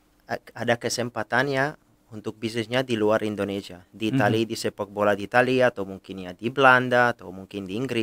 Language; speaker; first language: Indonesian; non-native, fluent; Italian